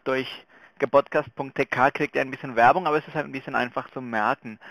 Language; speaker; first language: German; non-native, fluent; Spanish